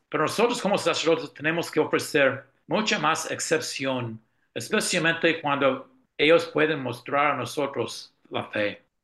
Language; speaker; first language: Spanish; non-native, fluent; English